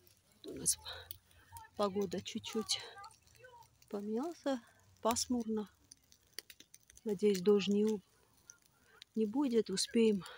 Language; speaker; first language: Russian; non-native, learner; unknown